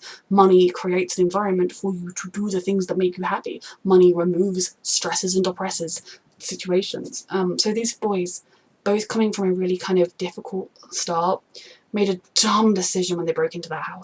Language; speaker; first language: English; native; English